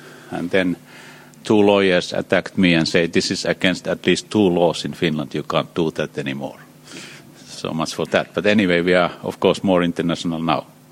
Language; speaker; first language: English; non-native, fluent; Finnish